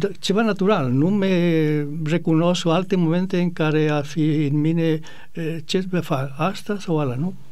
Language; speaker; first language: Romanian; non-native, fluent; Spanish